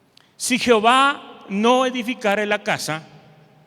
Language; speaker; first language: Spanish; native; Spanish